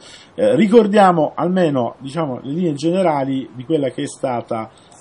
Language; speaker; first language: Italian; native; Italian